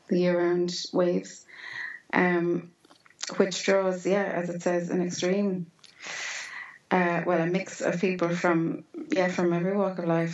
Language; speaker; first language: English; native; English